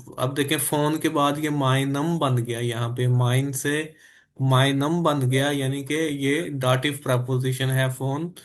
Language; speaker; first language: Urdu; native; Urdu